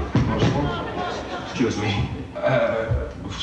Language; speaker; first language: French; native; French